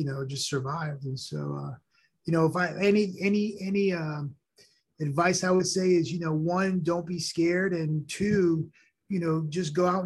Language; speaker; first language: English; early bilingual, other home language; Haitian Creole